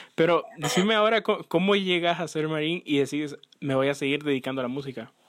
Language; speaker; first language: Spanish; native; Spanish